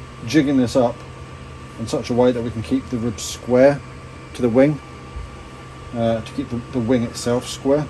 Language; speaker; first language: English; native; English